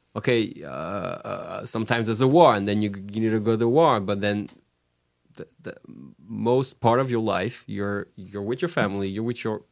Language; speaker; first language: English; non-native, fluent; French